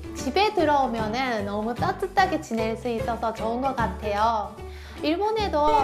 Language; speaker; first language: Korean; non-native, fluent; Japanese